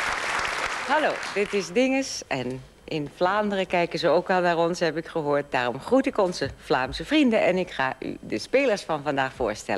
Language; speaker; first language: Dutch; native; Dutch